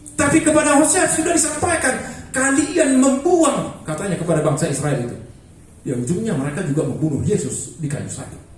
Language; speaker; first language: Indonesian; non-native, local second language; Batak Toba